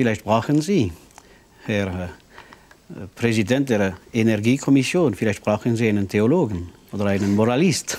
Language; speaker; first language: German; non-native, local second language; French